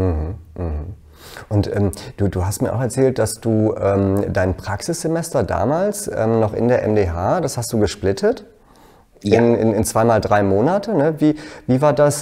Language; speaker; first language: German; native; German